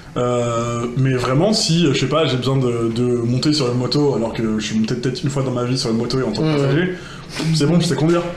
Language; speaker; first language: French; native; French